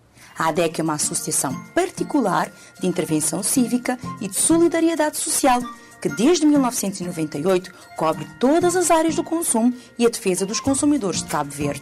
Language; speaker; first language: Portuguese; non-native, local second language; Kabuverdianu